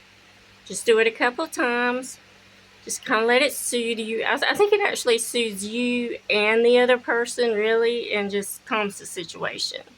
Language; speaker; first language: English; native; English